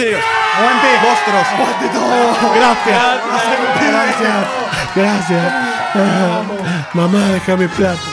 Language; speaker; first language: Spanish; native; Spanish